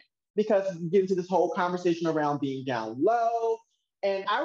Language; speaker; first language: English; native; English